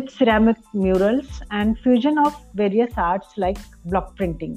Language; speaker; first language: English; non-native, local second language; Marathi